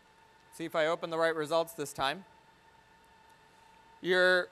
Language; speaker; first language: English; native; English